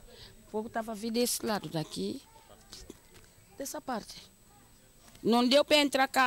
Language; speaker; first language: Portuguese; non-native, local second language; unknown